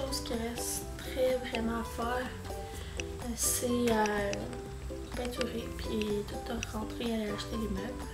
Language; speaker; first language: French; native; French